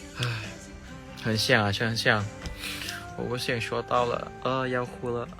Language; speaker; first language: Chinese; non-native, fluent; Thai